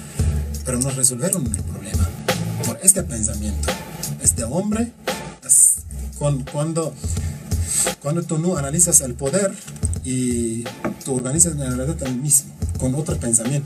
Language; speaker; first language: Spanish; non-native, learner; Kurdish